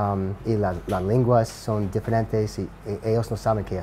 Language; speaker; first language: Spanish; non-native, learner; English